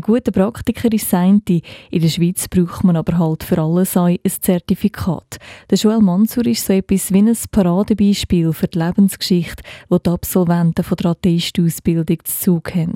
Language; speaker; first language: German; native; German